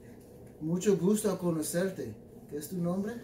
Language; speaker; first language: Spanish; non-native, learner; English